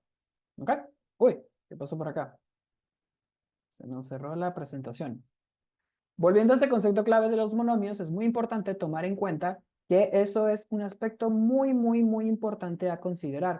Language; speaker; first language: Spanish; native; Spanish